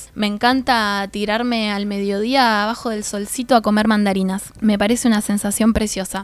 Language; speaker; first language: Spanish; native; Spanish